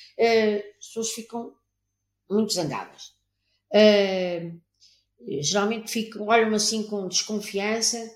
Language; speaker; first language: Portuguese; native; Portuguese